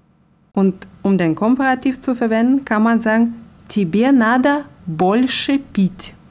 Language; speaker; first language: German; non-native, fluent; Russian